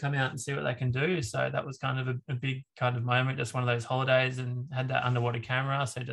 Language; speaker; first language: English; native; English